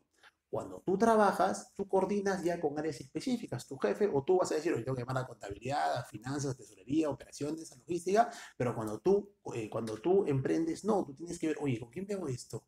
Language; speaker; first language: Spanish; native; Spanish